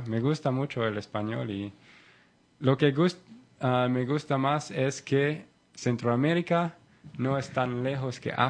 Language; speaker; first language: Spanish; non-native, learner; English